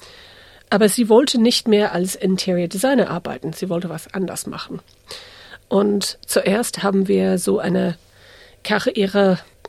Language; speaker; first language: German; early bilingual, heritage; English